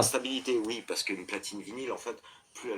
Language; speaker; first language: French; native; French